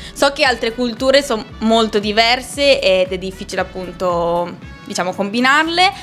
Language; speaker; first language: Italian; native; Italian